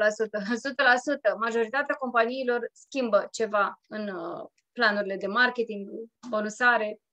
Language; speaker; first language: Romanian; native; Romanian